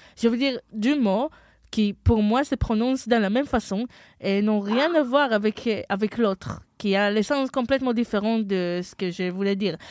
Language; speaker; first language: French; non-native, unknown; Hebrew